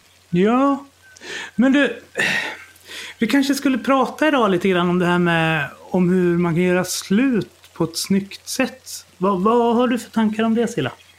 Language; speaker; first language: Swedish; native; Swedish